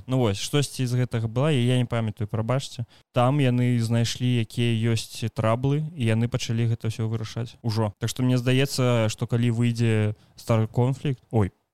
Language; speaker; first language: Belarusian; non-native, local second language; Russian